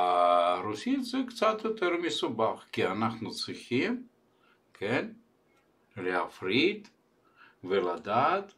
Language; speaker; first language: Hebrew; non-native, fluent; Russian